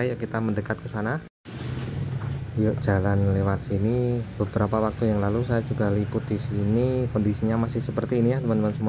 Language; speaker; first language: Indonesian; native; Indonesian